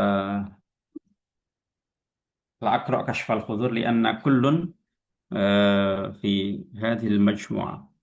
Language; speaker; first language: Arabic; non-native, fluent; Indonesian